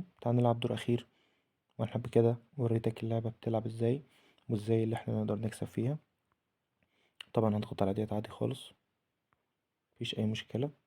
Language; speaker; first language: Arabic; native; Arabic